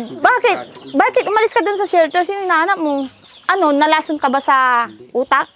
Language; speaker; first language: Filipino; native; Filipino